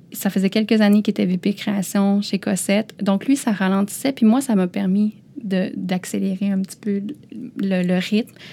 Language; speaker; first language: French; early bilingual, other home language; Lao